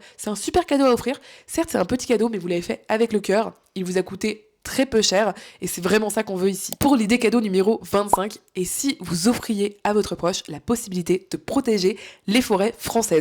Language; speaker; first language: French; native; French